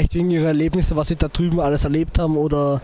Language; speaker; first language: German; native; German